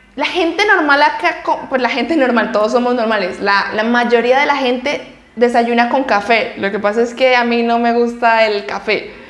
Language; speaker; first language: Spanish; native; Spanish